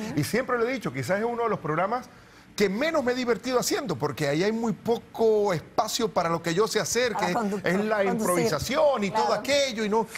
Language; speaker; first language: Spanish; native; Spanish